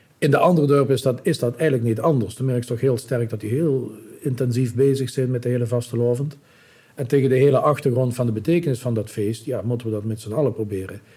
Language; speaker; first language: Dutch; non-native, local second language; Limburgish